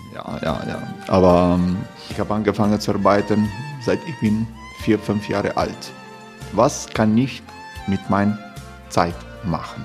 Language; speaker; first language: German; non-native, fluent; Croatian